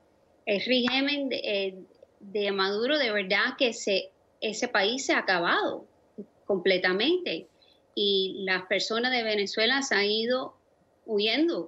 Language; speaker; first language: Spanish; early bilingual, other home language; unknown